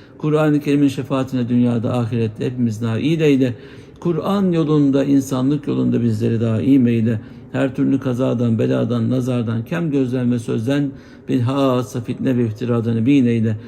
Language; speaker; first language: Turkish; native; Turkish